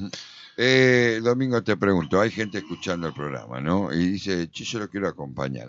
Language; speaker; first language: Spanish; native; Spanish